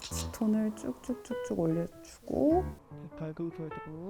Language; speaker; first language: Korean; native; Korean